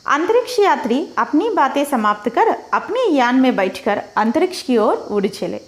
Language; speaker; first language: Hindi; non-native, local second language; Telugu